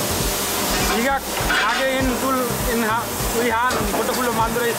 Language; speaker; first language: Korean; non-native, learner; Nepali